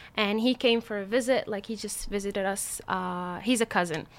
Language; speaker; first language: English; non-native, fluent; Arabic